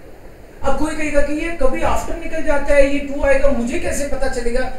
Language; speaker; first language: Hindi; non-native, local second language; Gujarati